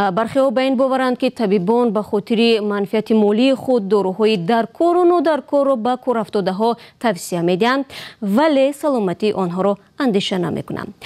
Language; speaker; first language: Tajik; native; Tajik